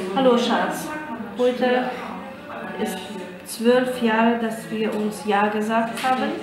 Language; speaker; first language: German; non-native, fluent; Russian